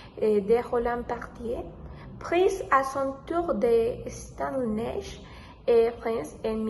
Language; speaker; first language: French; non-native, learner; Spanish